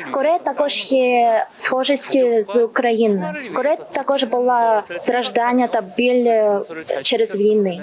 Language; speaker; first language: Ukrainian; non-native, learner; Korean